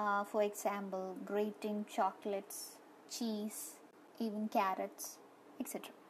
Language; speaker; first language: English; non-native, local second language; Malayalam